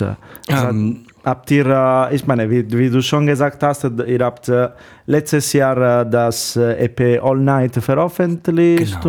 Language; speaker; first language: German; non-native, learner; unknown